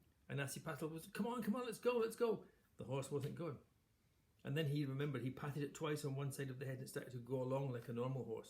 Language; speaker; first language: English; native; English